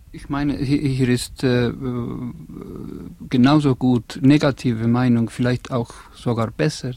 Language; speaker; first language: German; non-native, fluent; Estonian